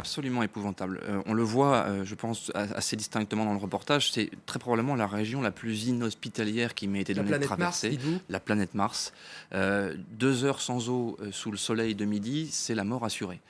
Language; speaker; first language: French; native; French